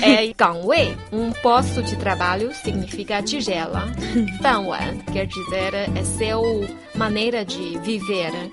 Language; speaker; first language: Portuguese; non-native, fluent; Chinese